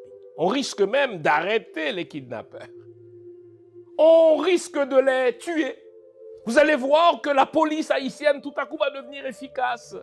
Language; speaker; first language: French; non-native, local second language; Haitian Creole